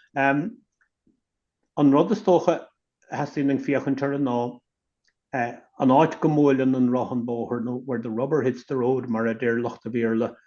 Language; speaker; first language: Irish; native; Irish